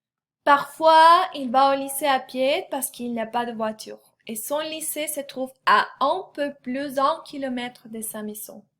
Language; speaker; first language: French; non-native, fluent; Spanish